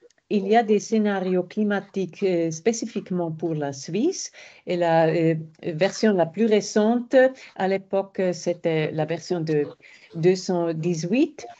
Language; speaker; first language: French; non-native, fluent; German